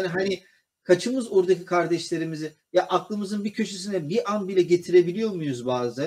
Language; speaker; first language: Turkish; native; Turkish